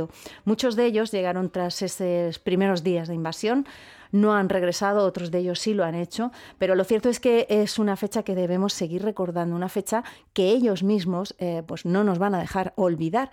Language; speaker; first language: Spanish; native; Spanish